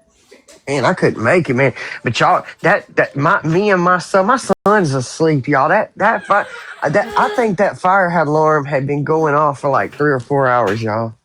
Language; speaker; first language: English; native; English